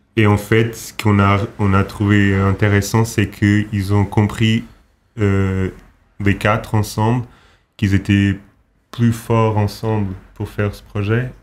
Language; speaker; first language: French; non-native, fluent; Portuguese